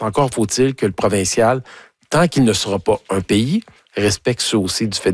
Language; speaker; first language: French; native; French